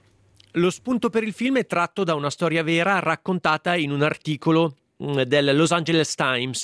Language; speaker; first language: Italian; native; Italian